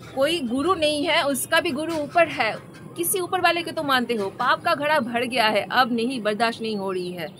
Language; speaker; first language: Hindi; non-native, local second language; Bangla